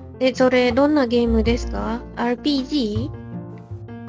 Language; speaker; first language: Japanese; non-native, learner; Malay